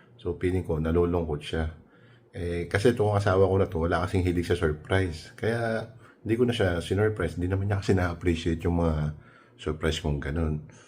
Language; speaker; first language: Filipino; native; Filipino